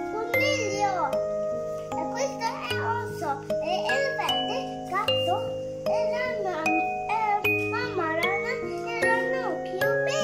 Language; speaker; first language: Italian; early bilingual, other home language; Bangla